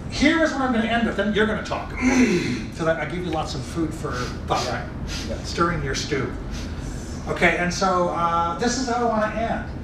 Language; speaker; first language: English; native; English